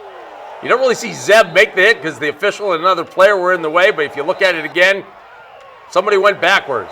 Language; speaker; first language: English; native; English